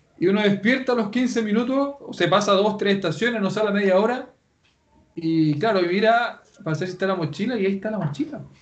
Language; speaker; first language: Spanish; native; Spanish